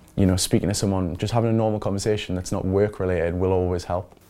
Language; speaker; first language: English; native; English